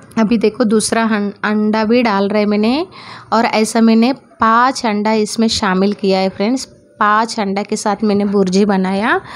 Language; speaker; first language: Hindi; non-native, local second language; Marathi